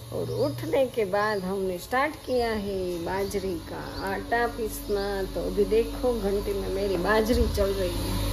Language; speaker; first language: Hindi; non-native, local second language; Gujarati